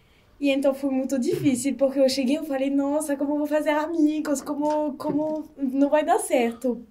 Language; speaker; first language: Portuguese; non-native, learner; French